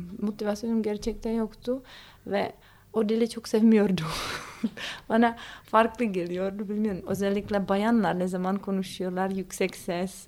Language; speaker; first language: Turkish; non-native, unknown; Czech